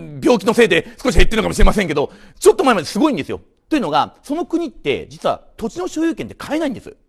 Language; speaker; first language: Japanese; native; Japanese